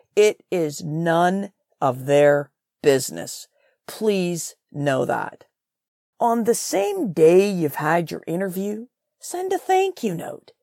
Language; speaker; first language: English; native; English